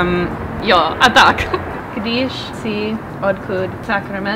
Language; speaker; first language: Czech; non-native, learner; English